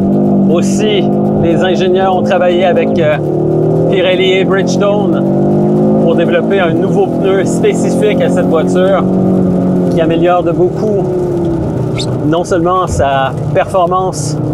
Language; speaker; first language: French; native; French